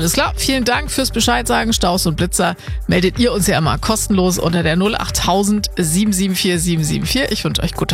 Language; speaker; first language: German; native; German